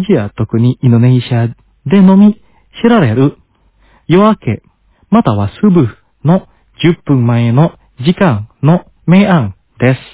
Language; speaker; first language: Japanese; non-native, fluent; Indonesian